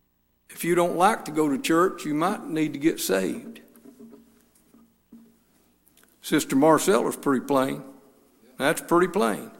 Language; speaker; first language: English; native; English